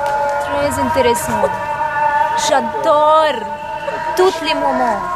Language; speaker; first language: French; non-native, learner; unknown